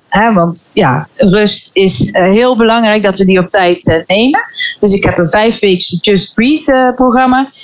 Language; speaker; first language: Dutch; native; Dutch